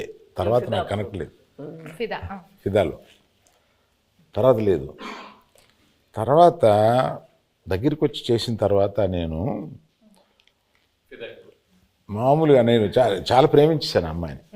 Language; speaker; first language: Telugu; native; Telugu